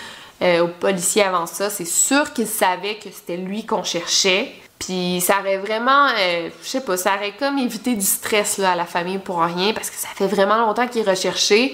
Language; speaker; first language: French; native; French